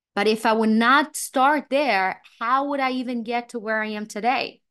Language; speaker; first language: English; non-native, fluent; Russian